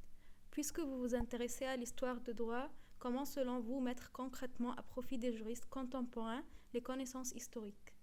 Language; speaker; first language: French; native; French